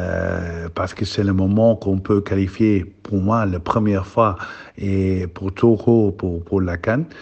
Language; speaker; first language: French; non-native, fluent; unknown